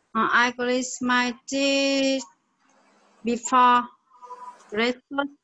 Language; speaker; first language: English; non-native, learner; Vietnamese